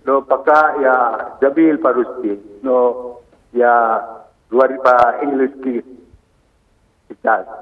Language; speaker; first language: Russian; non-native, learner; Indonesian